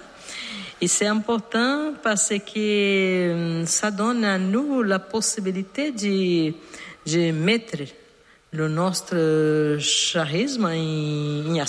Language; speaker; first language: French; non-native, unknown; Portuguese